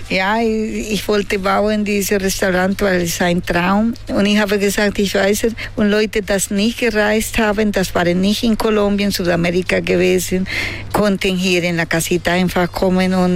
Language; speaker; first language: German; non-native, learner; Spanish